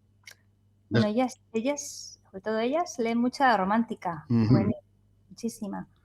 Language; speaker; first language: Spanish; native; Spanish